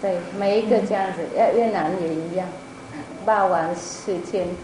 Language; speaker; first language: Chinese; non-native, fluent; Vietnamese